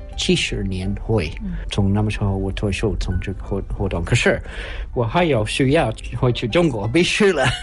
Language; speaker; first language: Chinese; non-native, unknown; English